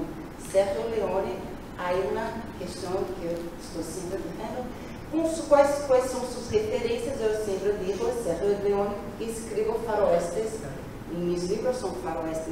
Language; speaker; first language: Spanish; non-native, learner; Portuguese